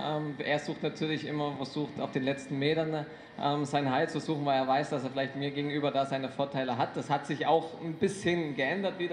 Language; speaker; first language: German; native; German